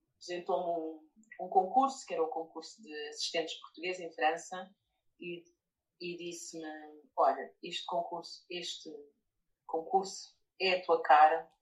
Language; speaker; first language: Portuguese; native; Portuguese